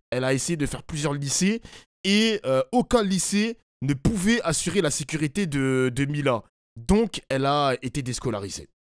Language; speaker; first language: French; native; French